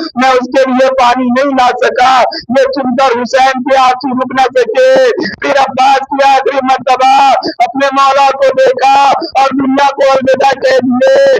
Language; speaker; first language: Urdu; native; Urdu